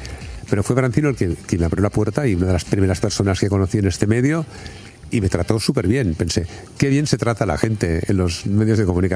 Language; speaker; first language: Spanish; native; Spanish